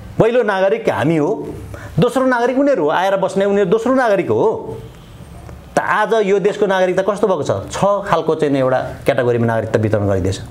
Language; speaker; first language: Nepali; non-native, local second language; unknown